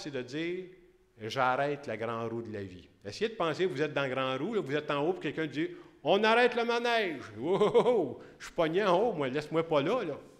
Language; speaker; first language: French; native; French